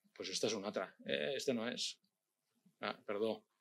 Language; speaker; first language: Spanish; non-native, local second language; Catalan